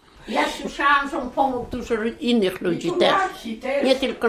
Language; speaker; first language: Polish; non-native, local second language; Yiddish